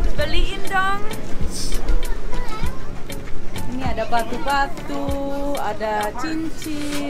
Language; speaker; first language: Indonesian; early bilingual, heritage; German